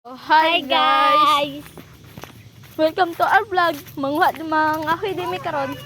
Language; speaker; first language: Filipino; non-native, local second language; Cebuano